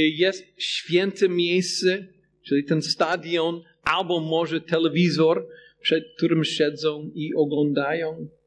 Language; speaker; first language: Polish; non-native, fluent; English